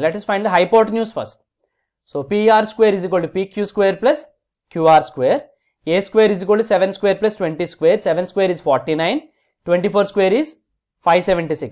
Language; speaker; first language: English; non-native, local second language; Telugu